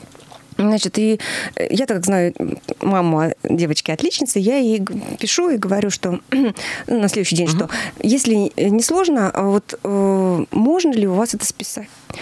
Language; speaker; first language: Russian; native; Russian